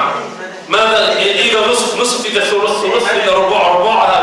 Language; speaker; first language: Arabic; native; Arabic